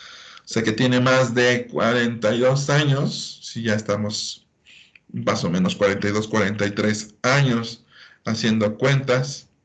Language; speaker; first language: Spanish; native; Spanish